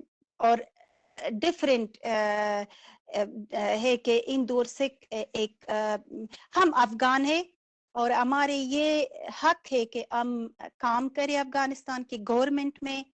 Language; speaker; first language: Hindi; non-native, local second language; Persian